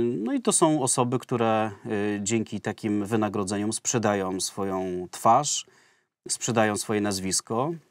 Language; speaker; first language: Polish; native; Polish